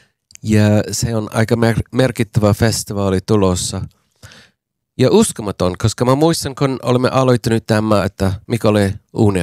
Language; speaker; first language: Finnish; non-native, fluent; English